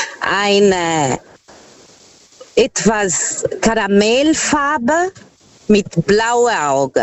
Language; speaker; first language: German; non-native, learner; Portuguese